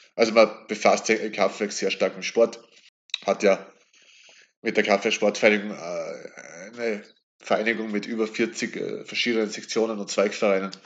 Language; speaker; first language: German; native; German